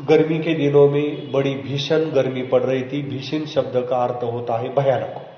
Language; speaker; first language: Hindi; non-native, local second language; Marathi